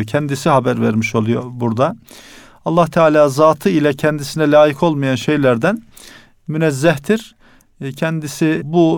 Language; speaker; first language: Turkish; native; Turkish